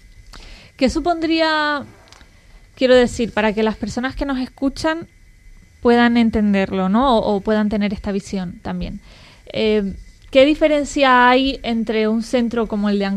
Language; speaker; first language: Spanish; native; Spanish